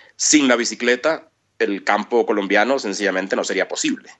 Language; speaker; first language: Spanish; native; Spanish